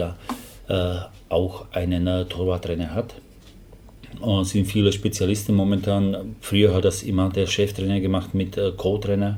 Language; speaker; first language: German; non-native, fluent; Slovak